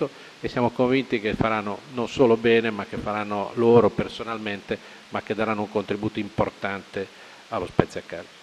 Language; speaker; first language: Italian; native; Italian